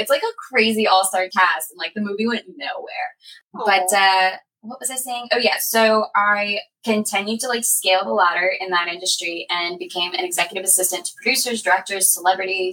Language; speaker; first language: English; native; English